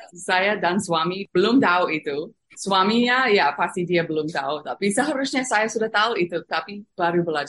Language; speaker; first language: Indonesian; non-native, fluent; English